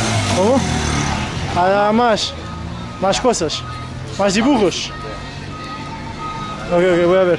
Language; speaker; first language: Spanish; non-native, learner; Portuguese